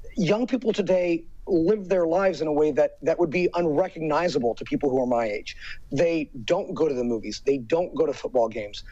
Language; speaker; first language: English; native; English